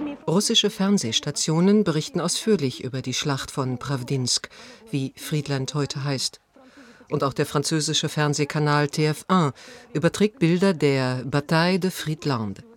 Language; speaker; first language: German; native; German